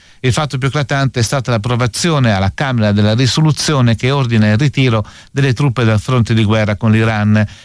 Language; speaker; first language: Italian; native; Italian